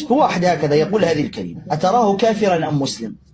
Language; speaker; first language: Arabic; native; Arabic